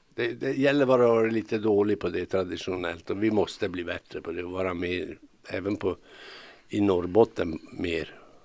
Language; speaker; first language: Swedish; native; Swedish